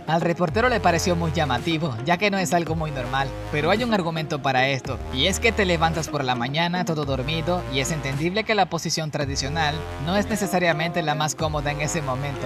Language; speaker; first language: Spanish; native; Spanish